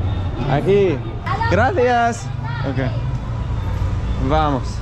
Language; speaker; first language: Spanish; non-native, learner; Arabic